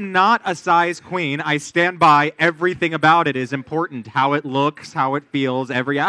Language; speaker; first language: English; native; English